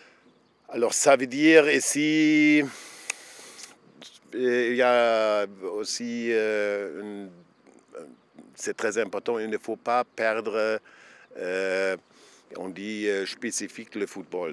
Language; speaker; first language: French; non-native, fluent; German